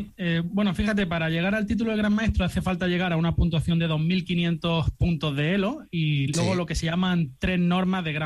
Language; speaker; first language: Spanish; native; Spanish